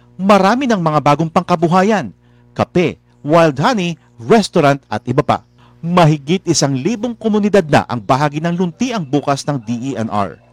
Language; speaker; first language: Filipino; native; Filipino